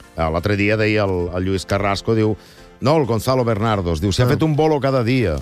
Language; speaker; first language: Catalan; native; Catalan